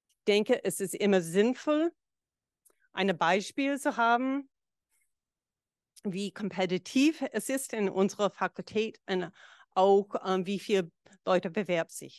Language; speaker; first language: German; non-native, fluent; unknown